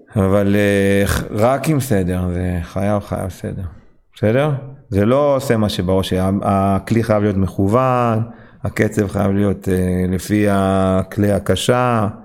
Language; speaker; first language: Hebrew; non-native, fluent; English